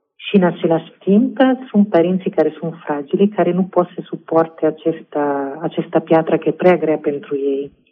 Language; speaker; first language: Romanian; non-native, fluent; Italian